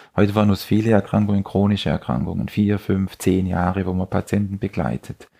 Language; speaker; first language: German; native; German